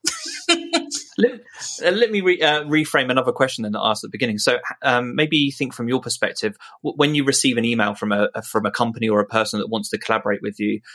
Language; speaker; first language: English; native; English